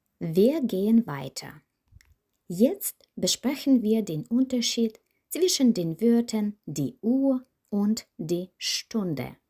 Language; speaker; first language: German; non-native, fluent; Ukrainian